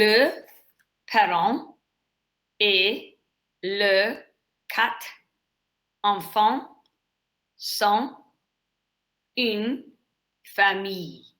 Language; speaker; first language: French; non-native, learner; English